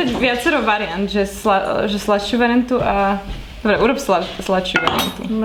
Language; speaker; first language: Slovak; native; Slovak